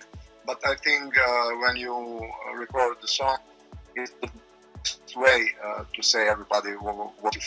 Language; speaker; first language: English; non-native, learner; Croatian